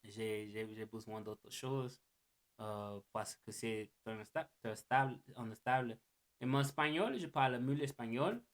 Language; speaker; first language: French; non-native, learner; English